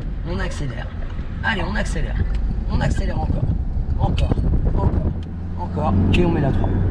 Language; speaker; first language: French; native; French